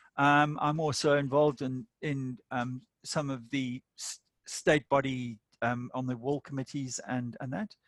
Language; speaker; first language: English; native; English